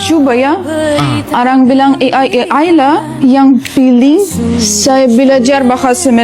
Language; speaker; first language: Indonesian; non-native, learner; Russian